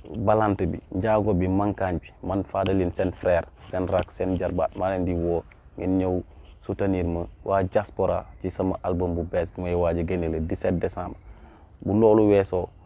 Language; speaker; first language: Wolof; non-native, local second language; Mandingo